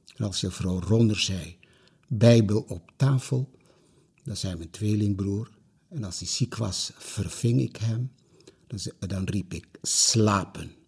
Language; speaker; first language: Dutch; early bilingual, other home language; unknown